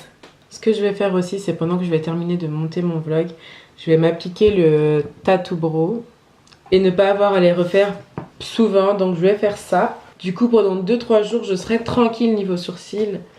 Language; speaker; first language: French; native; French